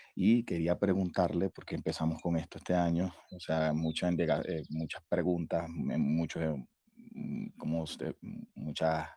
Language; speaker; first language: Spanish; native; Spanish